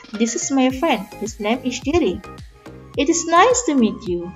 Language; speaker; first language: English; non-native, fluent; Indonesian